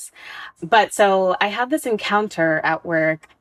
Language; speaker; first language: English; native; English